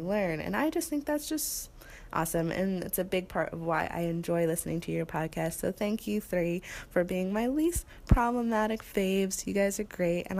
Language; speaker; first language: English; native; English